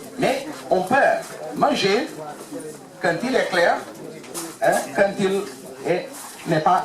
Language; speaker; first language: French; non-native, learner; Portuguese